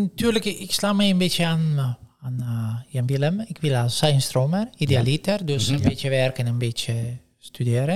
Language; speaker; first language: Dutch; non-native, fluent; Italian